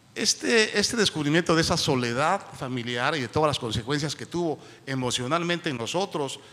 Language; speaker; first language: Spanish; native; Spanish